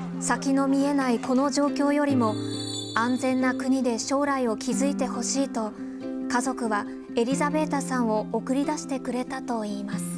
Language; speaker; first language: Japanese; native; Japanese